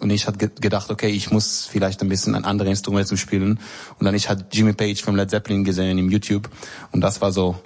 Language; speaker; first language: German; non-native, learner; Hebrew